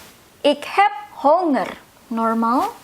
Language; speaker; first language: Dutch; non-native, fluent; Indonesian